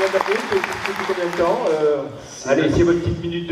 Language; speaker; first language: French; native; French